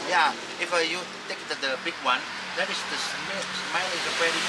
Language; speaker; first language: English; non-native, learner; Indonesian